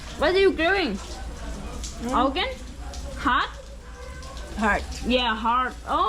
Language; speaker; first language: English; non-native, learner; Thai